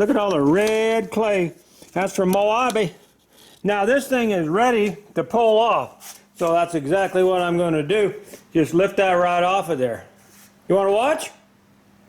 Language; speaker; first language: English; native; English